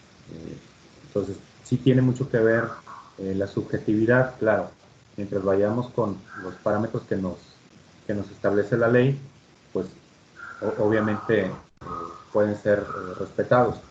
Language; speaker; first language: Spanish; native; Spanish